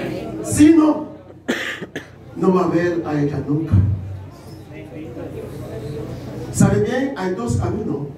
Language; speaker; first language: Spanish; non-native, learner; Haitian Creole